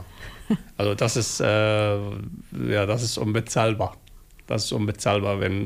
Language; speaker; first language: German; non-native, fluent; Somali